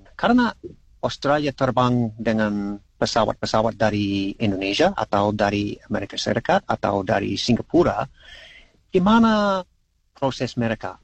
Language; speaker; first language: Indonesian; non-native, learner; English